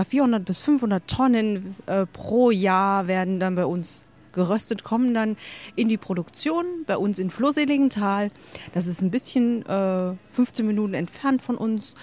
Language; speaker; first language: German; native; German